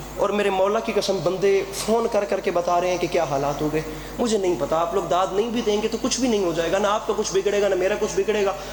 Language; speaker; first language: Urdu; non-native, local second language; Punjabi